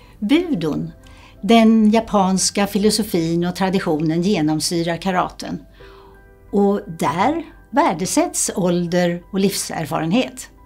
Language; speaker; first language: Swedish; native; Swedish